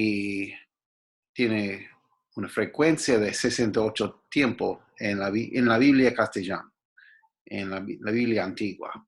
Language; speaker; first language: Spanish; non-native, fluent; English